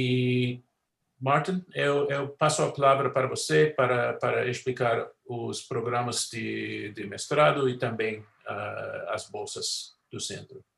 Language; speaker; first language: Portuguese; non-native, fluent; English